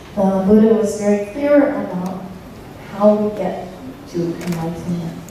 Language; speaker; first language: English; native; English